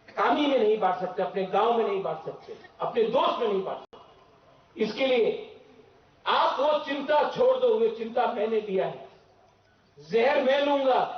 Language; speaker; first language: Hindi; non-native, local second language; Kok Borok